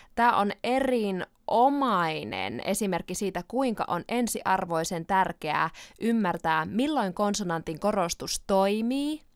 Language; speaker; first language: Finnish; native; Finnish